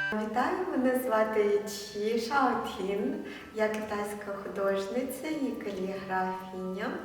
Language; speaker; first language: Ukrainian; non-native, fluent; Chinese